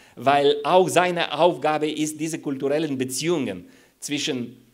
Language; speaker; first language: German; non-native, fluent; Bulgarian